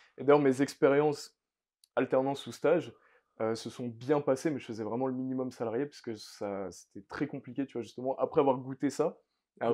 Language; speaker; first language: French; native; French